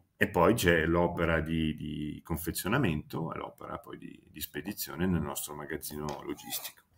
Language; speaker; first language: Italian; native; Italian